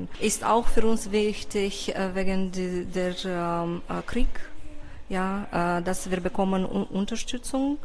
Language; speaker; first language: German; non-native, fluent; Romanian